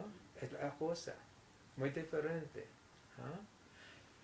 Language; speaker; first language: Spanish; non-native, fluent; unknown